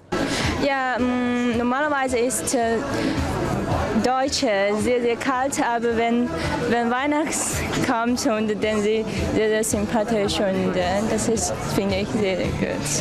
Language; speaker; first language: German; non-native, learner; Chinese